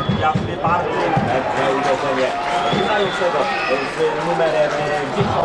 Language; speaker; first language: Polish; native; Polish